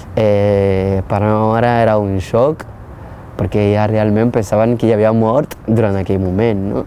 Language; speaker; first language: Catalan; non-native, fluent; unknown